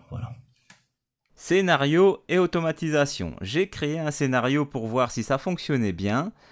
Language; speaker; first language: French; native; French